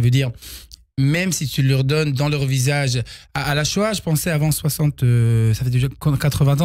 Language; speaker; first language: French; early bilingual, heritage; Hebrew